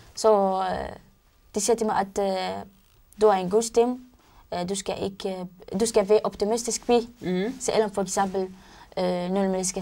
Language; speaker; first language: Danish; non-native, learner; Arabic